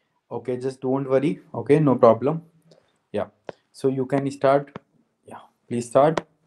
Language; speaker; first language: English; non-native, local second language; Hindi